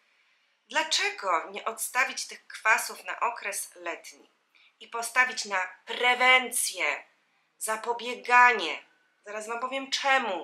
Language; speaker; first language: Polish; native; Polish